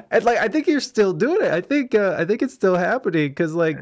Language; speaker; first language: English; early bilingual, other home language; Spanish